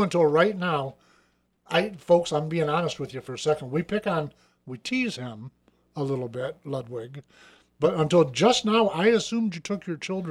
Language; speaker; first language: English; native; English